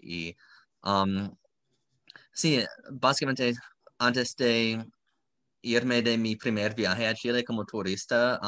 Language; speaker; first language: Spanish; non-native, fluent; English